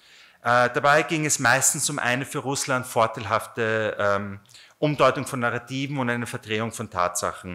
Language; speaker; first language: German; native; German